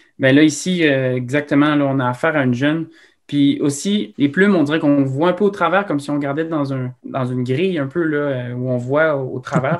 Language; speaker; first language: French; native; French